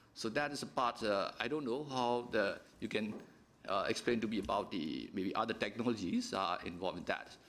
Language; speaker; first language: English; non-native, fluent; Burmese